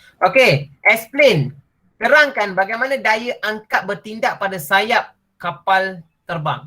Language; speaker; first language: Malay; non-native, local second language; Tamil